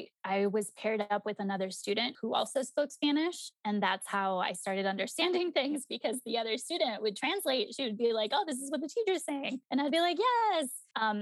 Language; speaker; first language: English; early bilingual, other home language; Spanish